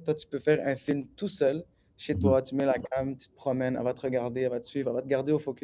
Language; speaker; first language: French; native; French